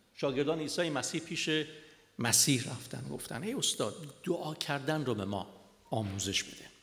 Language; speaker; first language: Persian; non-native, local second language; Armenian